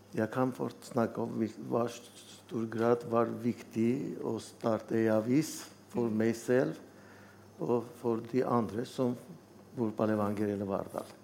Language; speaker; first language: Norwegian; non-native, fluent; Bangla